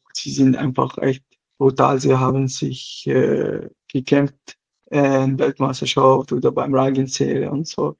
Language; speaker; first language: German; non-native, local second language; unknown